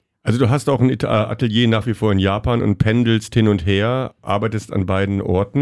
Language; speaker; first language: German; native; German